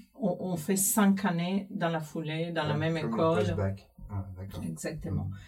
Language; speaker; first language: French; non-native, fluent; Spanish